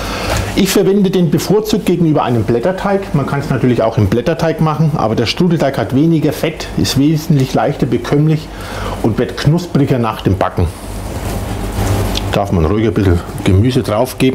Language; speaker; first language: German; native; German